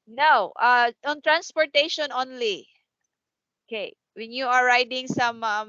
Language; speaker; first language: English; non-native, fluent; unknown